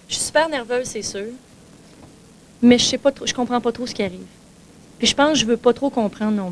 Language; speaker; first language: French; native; French